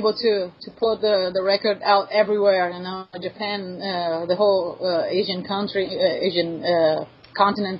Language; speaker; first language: English; non-native, fluent; Portuguese